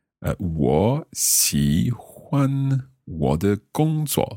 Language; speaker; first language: Chinese; non-native, learner; English